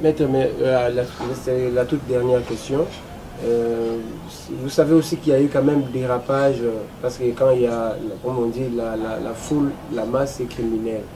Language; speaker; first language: French; non-native, local second language; Lingala